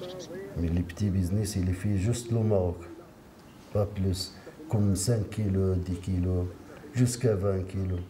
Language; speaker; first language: French; non-native, local second language; Arabic